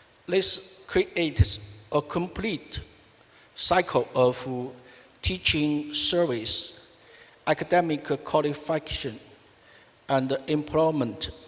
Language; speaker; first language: English; non-native, fluent; Chinese